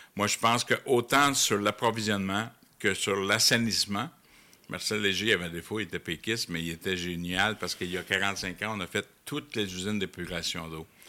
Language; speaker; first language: French; native; French